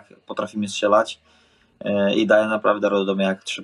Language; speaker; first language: Polish; non-native, fluent; Portuguese